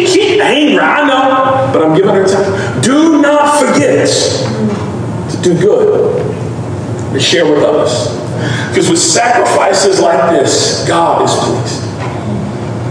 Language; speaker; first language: English; native; English